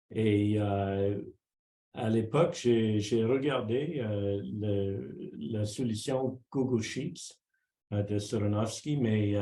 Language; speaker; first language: French; non-native, local second language; English